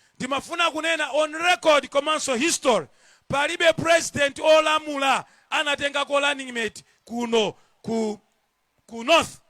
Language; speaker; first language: Nyanja; non-native, local second language; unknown